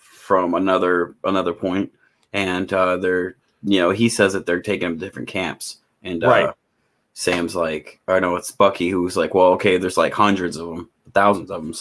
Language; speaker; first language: English; native; English